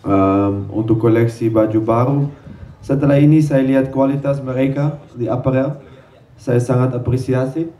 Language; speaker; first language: Indonesian; non-native, learner; Dutch